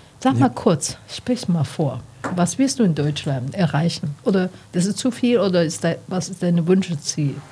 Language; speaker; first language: German; non-native, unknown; Chinese